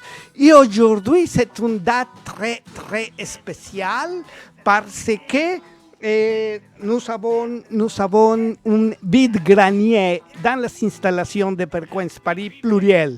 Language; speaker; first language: French; non-native, learner; Spanish